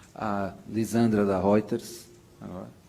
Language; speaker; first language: Portuguese; native; Portuguese